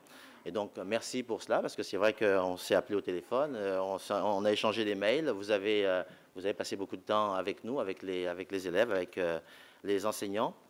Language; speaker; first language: French; native; French